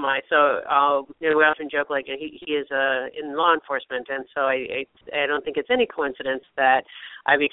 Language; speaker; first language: English; native; English